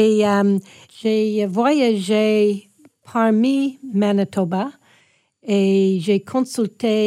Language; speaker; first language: French; non-native, fluent; English